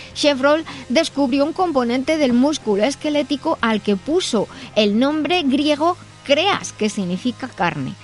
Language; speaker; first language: Spanish; native; Spanish